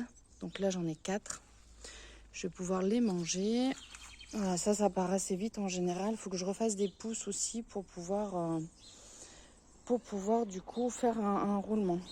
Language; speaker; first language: French; native; French